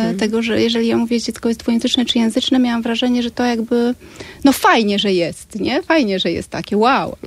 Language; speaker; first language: Polish; native; Polish